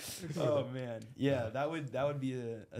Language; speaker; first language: English; native; English